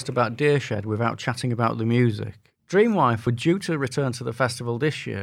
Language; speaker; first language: English; native; English